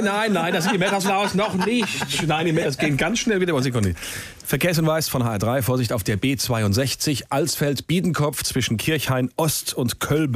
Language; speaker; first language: German; native; German